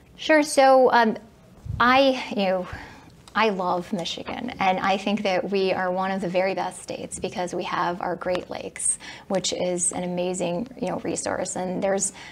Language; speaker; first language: English; native; English